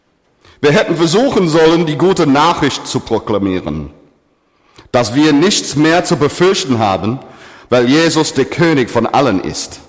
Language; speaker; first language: German; non-native, fluent; English